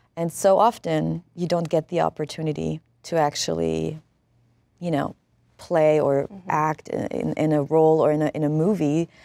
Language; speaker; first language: English; non-native, fluent; German